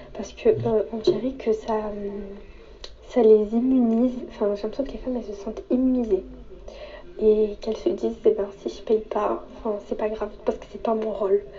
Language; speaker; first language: French; native; French